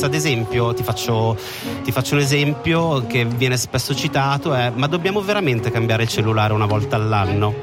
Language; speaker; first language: Italian; native; Italian